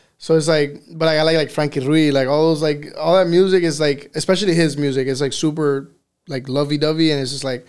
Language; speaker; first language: English; early bilingual, other home language; Spanish